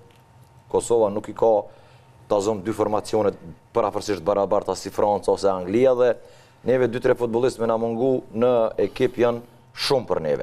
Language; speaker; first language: Albanian; native; Albanian